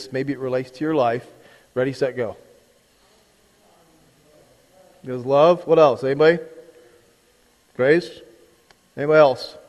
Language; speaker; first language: English; native; English